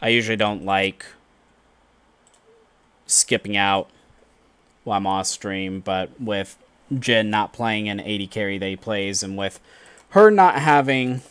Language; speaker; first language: English; native; English